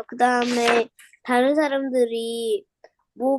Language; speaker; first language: Korean; native; Korean